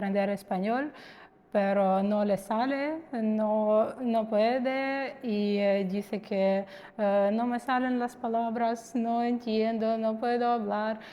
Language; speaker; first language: Spanish; non-native, fluent; Russian